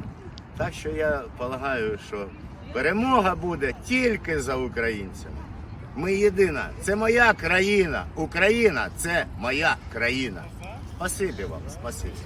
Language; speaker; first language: Ukrainian; non-native, local second language; Russian